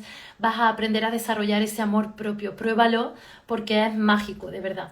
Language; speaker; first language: Spanish; native; Spanish